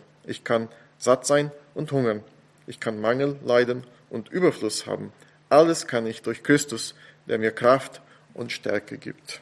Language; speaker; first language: German; non-native, fluent; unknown